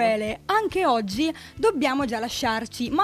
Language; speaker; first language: Italian; native; Italian